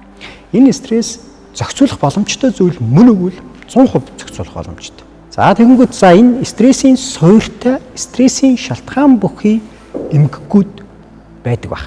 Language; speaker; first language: Mongolian; native; Mongolian